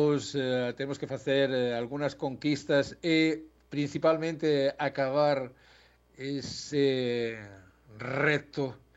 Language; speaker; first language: Portuguese; non-native, learner; Spanish